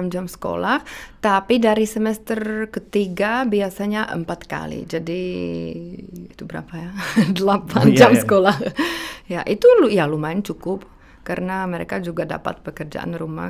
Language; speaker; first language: Indonesian; non-native, fluent; Czech